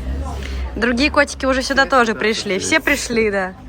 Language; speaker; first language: Russian; native; Russian